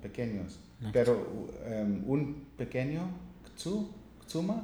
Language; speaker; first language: Spanish; non-native, learner; English